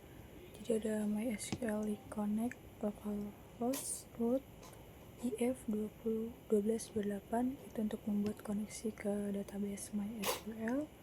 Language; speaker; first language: Indonesian; native; Indonesian